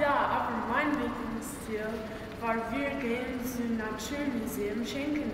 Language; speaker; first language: German; non-native, learner; English